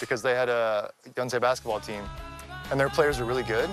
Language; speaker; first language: English; native; English